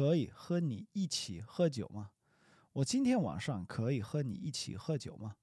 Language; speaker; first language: Chinese; non-native, fluent; English